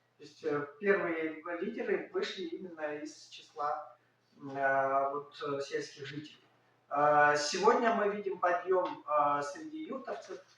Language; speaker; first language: Russian; native; Russian